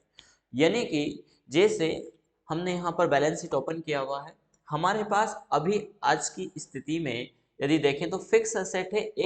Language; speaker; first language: Hindi; native; Hindi